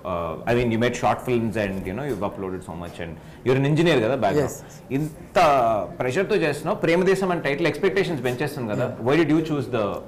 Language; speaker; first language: Telugu; native; Telugu